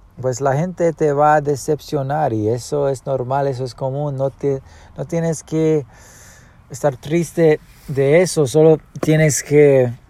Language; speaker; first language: Spanish; early bilingual, heritage; Spanish